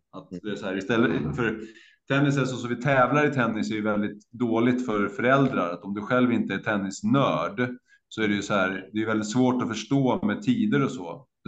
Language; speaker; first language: Swedish; native; Swedish